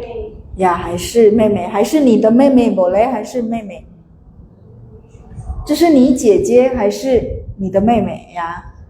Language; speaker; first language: Chinese; non-native, fluent; Indonesian